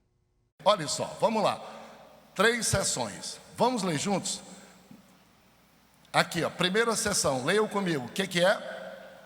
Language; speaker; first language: Portuguese; native; Portuguese